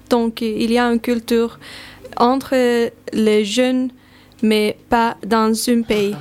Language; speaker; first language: French; non-native, learner; Finnish